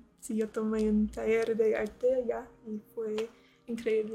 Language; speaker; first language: Spanish; non-native, learner; English